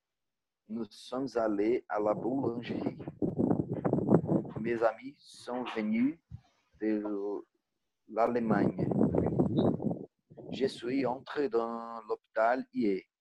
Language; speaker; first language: French; non-native, learner; Portuguese